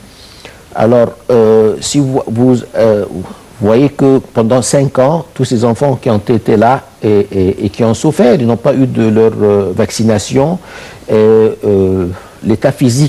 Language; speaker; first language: French; non-native, fluent; Arabic